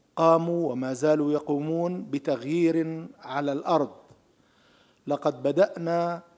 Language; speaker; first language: Arabic; native; Arabic